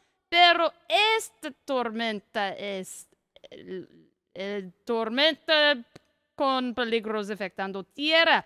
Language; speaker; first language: Spanish; non-native, learner; English